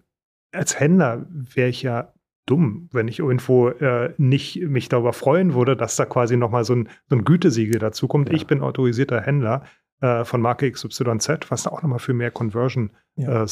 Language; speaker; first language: German; native; German